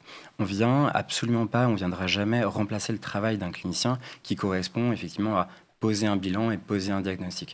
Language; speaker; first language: French; native; French